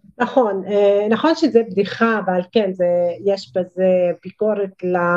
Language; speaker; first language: Hebrew; non-native, local second language; Arabic